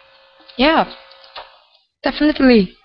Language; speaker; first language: English; non-native, learner; Korean